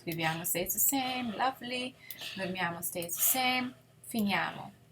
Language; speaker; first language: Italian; non-native, fluent; English